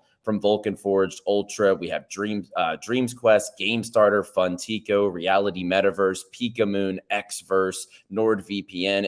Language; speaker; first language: English; native; English